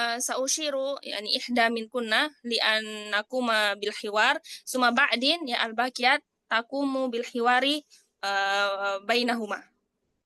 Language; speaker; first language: Arabic; non-native, fluent; Indonesian